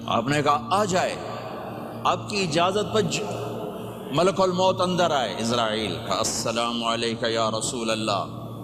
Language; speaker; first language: Urdu; non-native, local second language; Punjabi